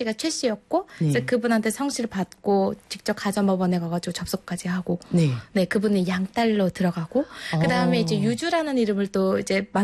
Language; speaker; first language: Korean; non-native, fluent; Mongolian